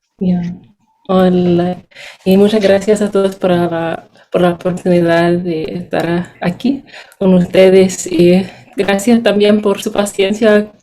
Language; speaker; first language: Spanish; non-native, fluent; English